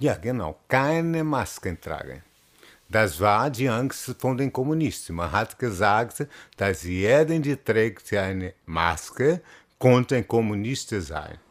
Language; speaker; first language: German; non-native, fluent; Portuguese